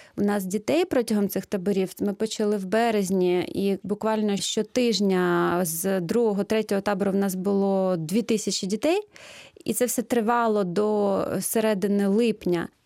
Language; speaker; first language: Ukrainian; native; Ukrainian